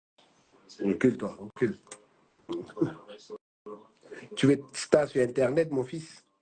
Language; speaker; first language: French; native; French